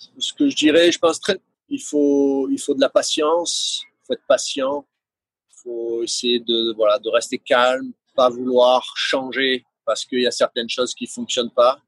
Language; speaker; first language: French; native; French